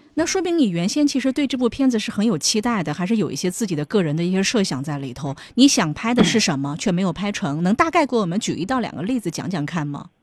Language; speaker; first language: Chinese; native; Chinese